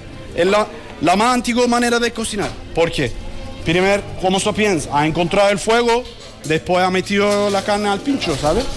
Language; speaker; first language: Spanish; non-native, learner; Turkish